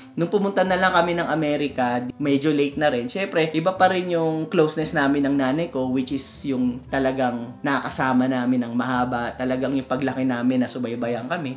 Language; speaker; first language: Filipino; native; Filipino